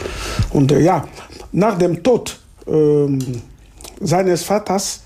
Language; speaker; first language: German; non-native, fluent; Lingala